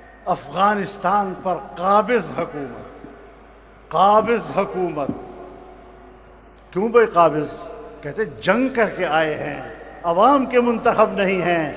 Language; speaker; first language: Urdu; non-native, local second language; Pashto